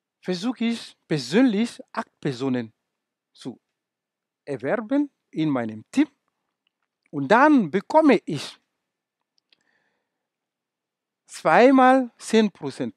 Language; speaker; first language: German; non-native, fluent; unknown